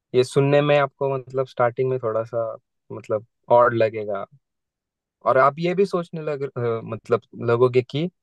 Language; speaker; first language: Hindi; non-native, local second language; Marathi